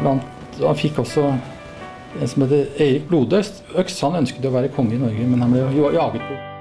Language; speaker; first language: Norwegian; native; Norwegian